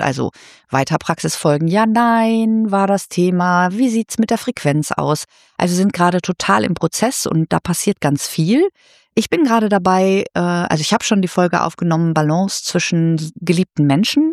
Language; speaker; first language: German; native; German